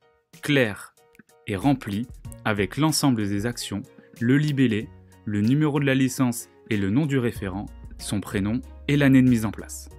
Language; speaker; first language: French; native; French